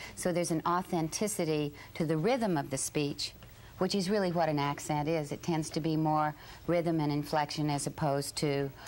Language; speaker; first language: English; native; English